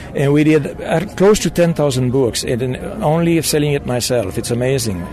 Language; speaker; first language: English; non-native, fluent; German